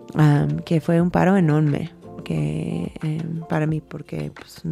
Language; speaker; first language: Spanish; non-native, fluent; English